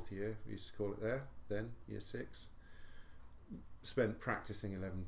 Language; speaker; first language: English; native; English